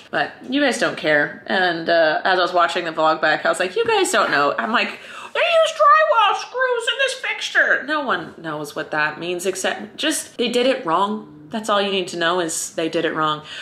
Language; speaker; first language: English; native; English